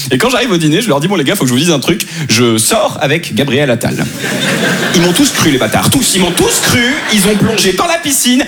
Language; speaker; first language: French; native; French